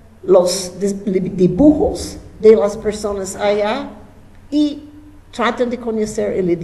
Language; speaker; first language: Spanish; non-native, fluent; English